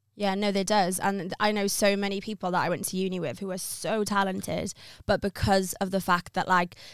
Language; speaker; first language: English; native; English